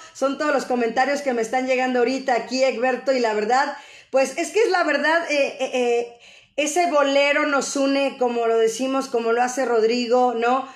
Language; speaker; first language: Spanish; native; Spanish